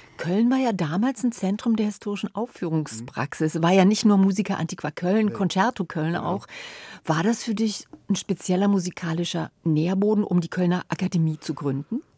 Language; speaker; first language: German; native; German